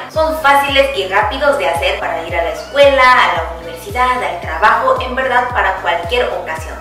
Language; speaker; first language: Spanish; non-native, fluent; Korean